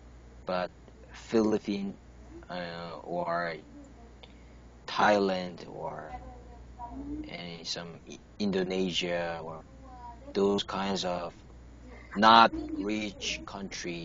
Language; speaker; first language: English; non-native, learner; Korean